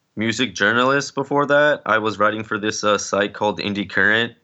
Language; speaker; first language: English; early bilingual, other home language; Spanish